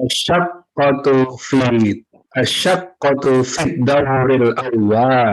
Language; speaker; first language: Arabic; non-native, learner; Indonesian